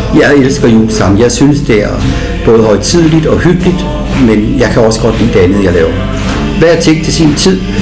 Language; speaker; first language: Danish; native; Danish